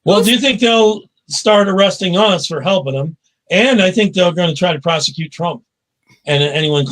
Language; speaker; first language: English; native; English